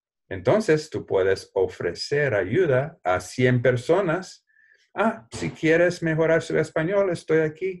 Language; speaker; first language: Spanish; non-native, learner; English